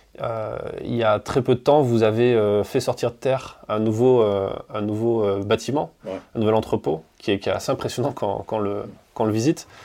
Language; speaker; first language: French; native; French